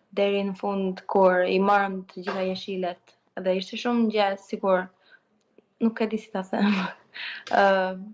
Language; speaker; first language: Albanian; early bilingual, other home language; English